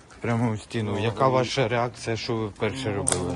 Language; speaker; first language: Ukrainian; native; Ukrainian